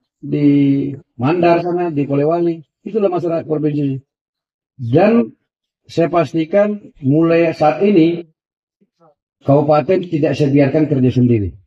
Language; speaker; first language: Indonesian; non-native, local second language; Buginese